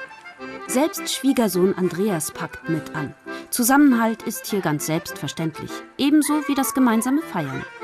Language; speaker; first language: German; native; German